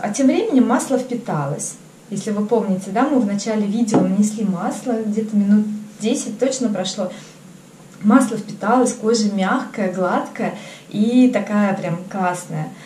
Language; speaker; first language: Russian; native; Russian